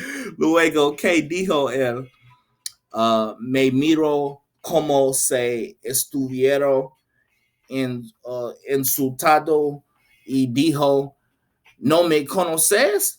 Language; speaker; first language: Spanish; non-native, learner; English